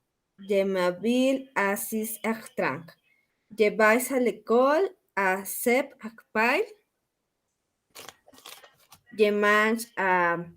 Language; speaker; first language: French; non-native, learner; Spanish